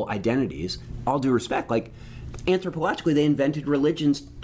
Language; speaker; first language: English; native; English